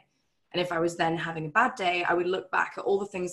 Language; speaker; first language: English; native; English